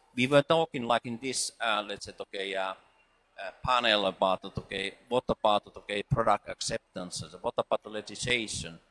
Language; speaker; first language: English; non-native, fluent; Finnish